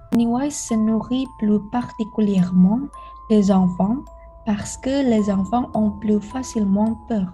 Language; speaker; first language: French; non-native, learner; Indonesian